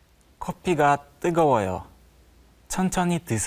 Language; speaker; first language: Korean; non-native, learner; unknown